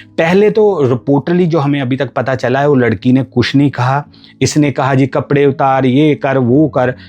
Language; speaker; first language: Hindi; non-native, local second language; Punjabi